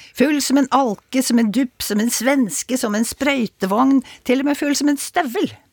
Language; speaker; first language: Norwegian; native; Norwegian